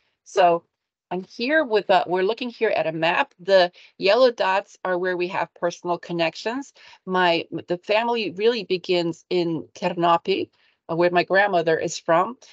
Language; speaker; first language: English; early bilingual, other home language; Ukrainian